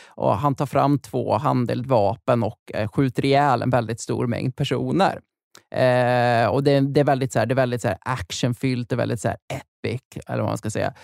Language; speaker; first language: Swedish; native; Swedish